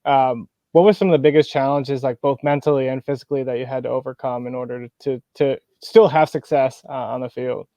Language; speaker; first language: English; native; English